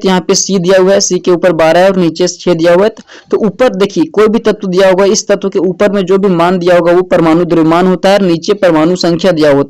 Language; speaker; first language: Hindi; native; Hindi